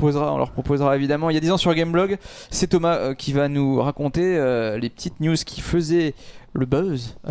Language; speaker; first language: French; native; French